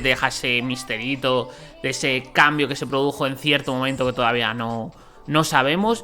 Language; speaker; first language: Spanish; native; Spanish